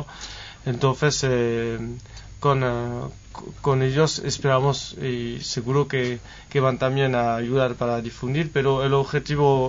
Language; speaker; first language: Spanish; non-native, fluent; French